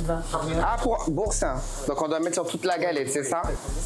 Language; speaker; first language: French; native; French